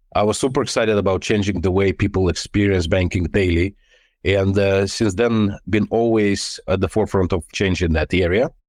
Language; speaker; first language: English; non-native, fluent; Lithuanian